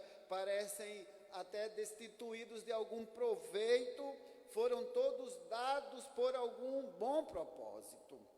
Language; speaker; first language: Portuguese; native; Portuguese